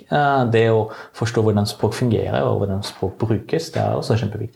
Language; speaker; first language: Norwegian; non-native, fluent; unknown